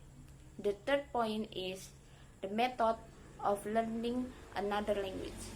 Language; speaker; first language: English; non-native, learner; Indonesian